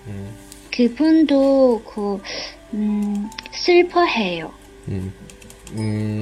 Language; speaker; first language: Korean; non-native, learner; Chinese